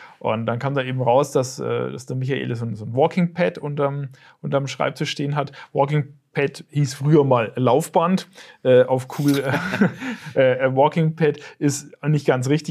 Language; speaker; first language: German; native; German